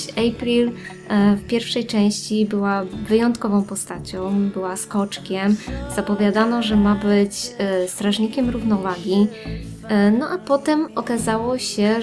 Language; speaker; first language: Polish; native; Polish